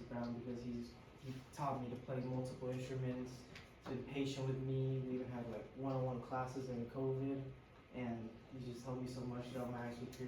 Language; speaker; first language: English; early bilingual, other home language; Spanish